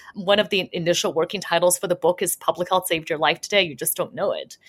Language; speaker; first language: English; native; English